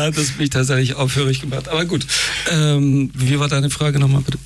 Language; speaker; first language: German; early bilingual, other home language; Persian